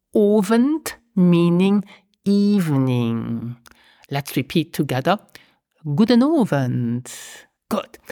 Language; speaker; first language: English; non-native, fluent; Luxembourgish